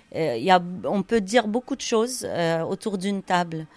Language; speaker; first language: French; non-native, fluent; Arabic